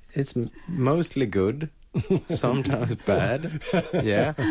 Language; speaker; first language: English; non-native, fluent; Swedish